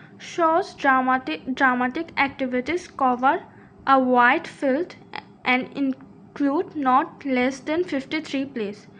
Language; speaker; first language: English; non-native, local second language; Bangla